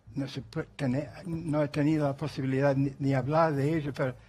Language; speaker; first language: Spanish; non-native, fluent; English